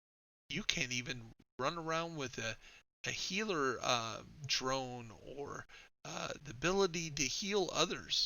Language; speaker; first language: English; native; English